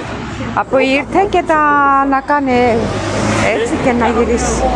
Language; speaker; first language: Greek; non-native, learner; Armenian